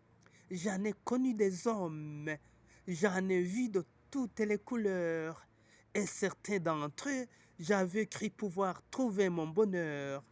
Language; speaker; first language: French; non-native, local second language; Rundi